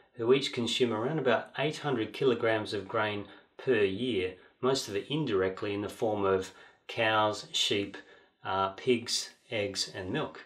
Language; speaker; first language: English; native; English